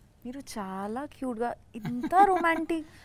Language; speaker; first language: Telugu; non-native, learner; Bangla